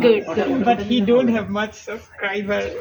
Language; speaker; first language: English; non-native, learner; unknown